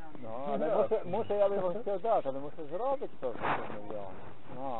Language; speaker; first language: Polish; non-native, learner; Ukrainian